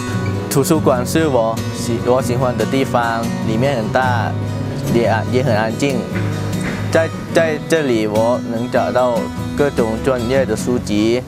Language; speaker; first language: Chinese; non-native, learner; Lao